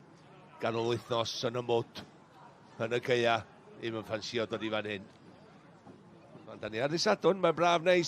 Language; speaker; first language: Welsh; native; Welsh